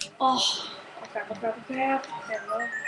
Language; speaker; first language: English; native; English